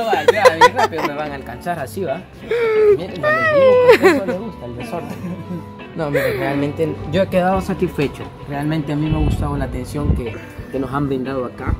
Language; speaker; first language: Spanish; native; Spanish